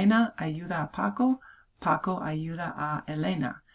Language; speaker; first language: Spanish; non-native, fluent; English